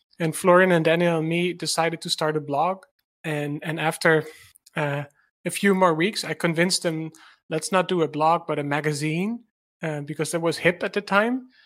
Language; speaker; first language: English; non-native, fluent; Dutch